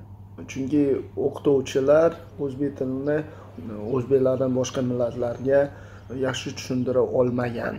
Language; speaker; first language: Uzbek; non-native, local second language; Russian